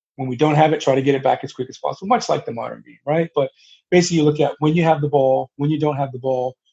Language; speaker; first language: English; native; English